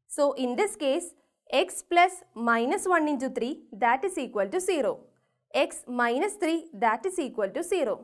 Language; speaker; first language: English; non-native, local second language; Malayalam